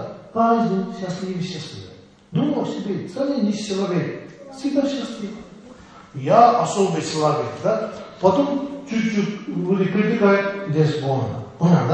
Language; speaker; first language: Russian; non-native, learner; Tibetan